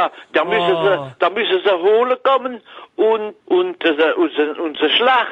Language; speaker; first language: German; non-native, learner; French